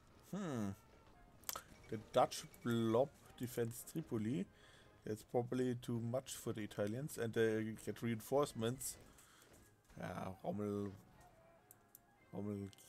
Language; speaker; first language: English; non-native, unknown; German